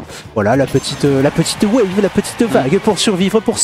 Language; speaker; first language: French; native; French